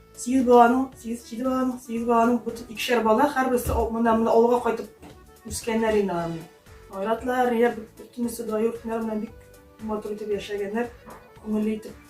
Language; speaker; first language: Tatar; native; Tatar